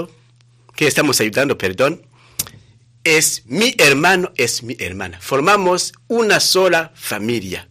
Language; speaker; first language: Spanish; non-native, fluent; Rundi